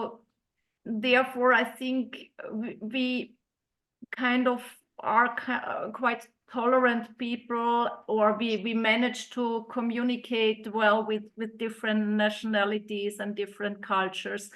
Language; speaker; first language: English; non-native, fluent; German